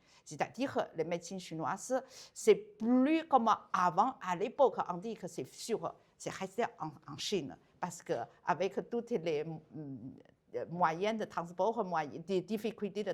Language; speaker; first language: French; non-native, learner; Chinese